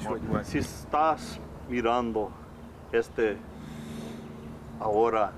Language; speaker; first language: Spanish; early bilingual, heritage; English